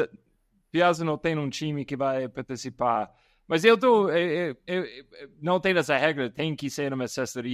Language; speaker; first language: Portuguese; non-native, fluent; English